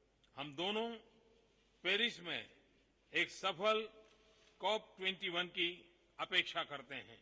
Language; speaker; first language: Hindi; non-native, local second language; Gujarati